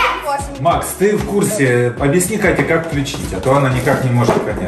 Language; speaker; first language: Russian; native; Russian